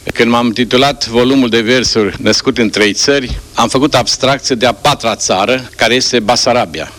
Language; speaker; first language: Romanian; native; Romanian